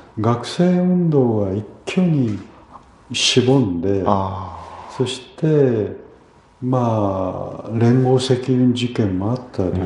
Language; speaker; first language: Japanese; early bilingual, other home language; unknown